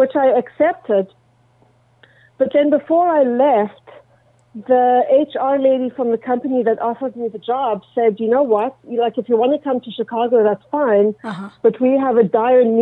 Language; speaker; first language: English; native; English